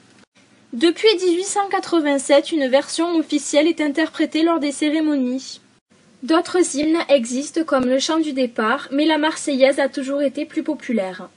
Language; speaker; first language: French; native; French